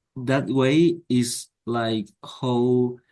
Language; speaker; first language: English; non-native, learner; Spanish